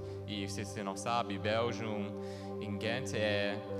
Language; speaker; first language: Portuguese; early bilingual, heritage; Portuguese